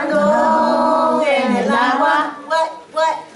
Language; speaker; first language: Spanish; non-native, learner; English